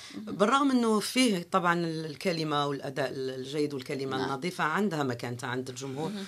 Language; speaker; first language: Arabic; non-native, local second language; Kabyle